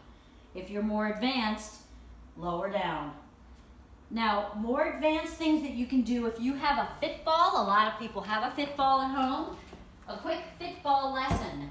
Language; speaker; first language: English; native; English